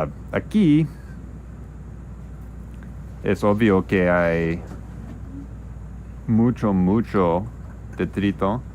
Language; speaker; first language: Spanish; non-native, learner; English